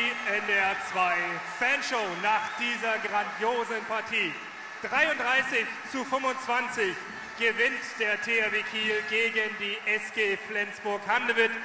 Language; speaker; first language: German; native; German